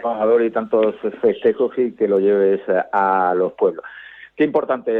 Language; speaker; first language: Spanish; native; Spanish